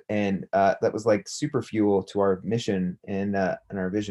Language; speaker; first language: English; native; English